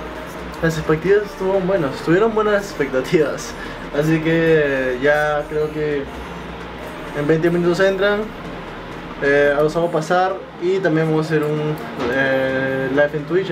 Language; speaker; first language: Spanish; native; Spanish